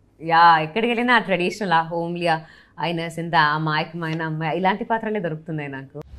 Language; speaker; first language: Telugu; non-native, local second language; Kannada